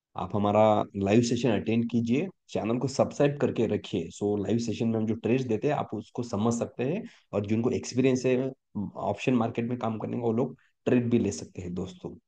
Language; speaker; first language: Hindi; non-native, local second language; Marathi